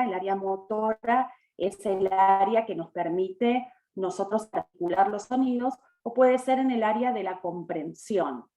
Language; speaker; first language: Spanish; native; Spanish